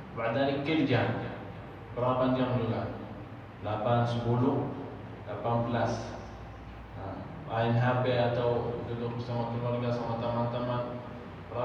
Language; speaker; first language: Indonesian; non-native, fluent; Arabic